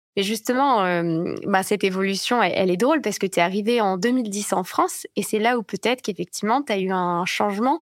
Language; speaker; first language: French; native; French